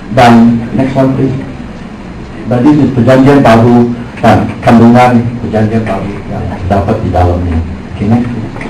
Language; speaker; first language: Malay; non-native, local second language; Chinese